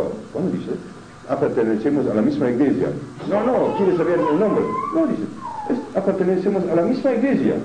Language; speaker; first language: Spanish; non-native, fluent; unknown